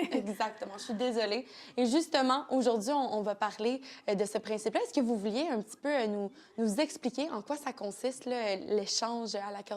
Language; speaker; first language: French; native; French